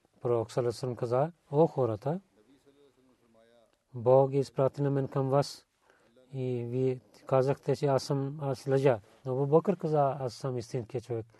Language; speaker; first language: Bulgarian; non-native, learner; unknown